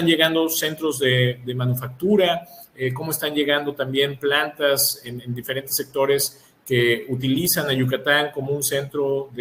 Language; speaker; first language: Spanish; native; Spanish